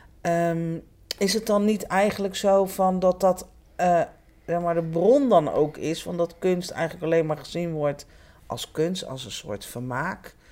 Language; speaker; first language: Dutch; native; Dutch